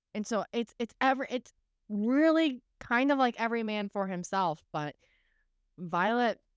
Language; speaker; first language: English; native; English